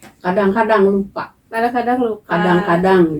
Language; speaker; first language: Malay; non-native, local second language; Sundanese